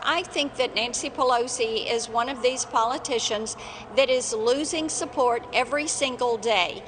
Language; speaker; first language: English; native; English